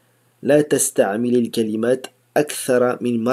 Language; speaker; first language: Arabic; non-native, fluent; French